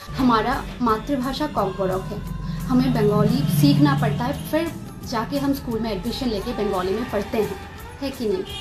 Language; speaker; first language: Hindi; non-native, local second language; Kok Borok